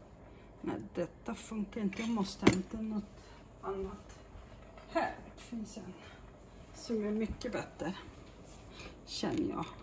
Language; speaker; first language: Swedish; non-native, fluent; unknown